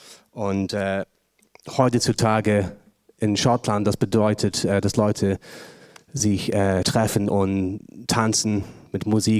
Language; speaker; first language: German; non-native, fluent; English